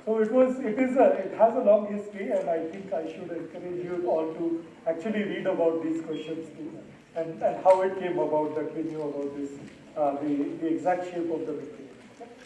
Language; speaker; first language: English; non-native, local second language; Marathi